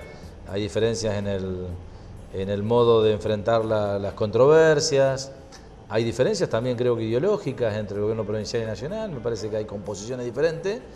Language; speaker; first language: Spanish; native; Spanish